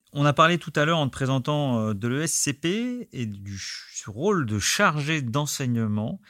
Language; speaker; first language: French; native; French